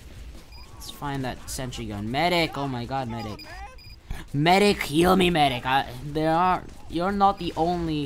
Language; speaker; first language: English; native; English